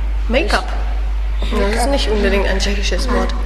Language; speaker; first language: German; non-native, fluent; Czech